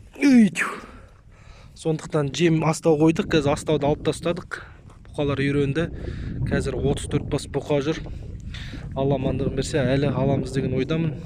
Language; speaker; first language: Kazakh; native; Kazakh